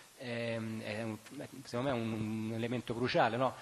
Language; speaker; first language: Italian; native; Italian